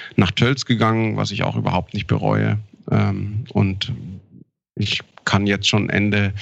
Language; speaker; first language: German; native; German